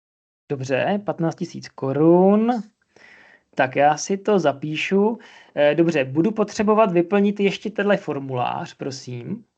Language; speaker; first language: Czech; non-native, fluent; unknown